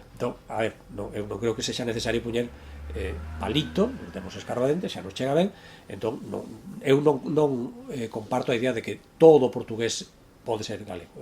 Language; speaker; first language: Galician; native; Galician